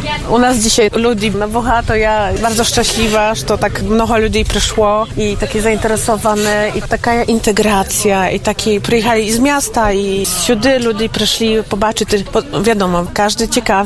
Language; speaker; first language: Polish; non-native, local second language; Ukrainian